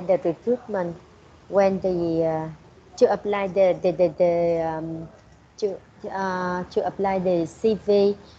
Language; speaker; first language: English; non-native, learner; Vietnamese